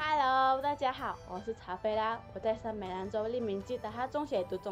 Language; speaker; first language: Chinese; non-native, local second language; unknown